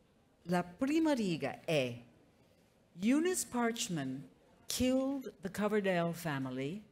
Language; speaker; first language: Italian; non-native, fluent; English